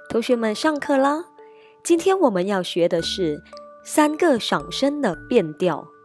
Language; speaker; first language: Chinese; native; Chinese